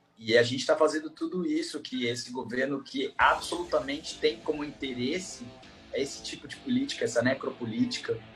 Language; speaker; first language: Portuguese; native; Portuguese